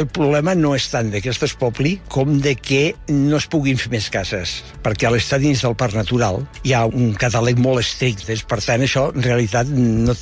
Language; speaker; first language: Catalan; native; Catalan